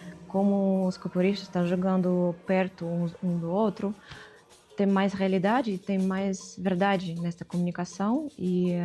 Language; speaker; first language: Portuguese; non-native, fluent; Russian